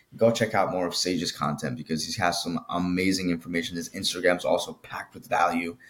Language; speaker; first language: English; early bilingual, other home language; Spanish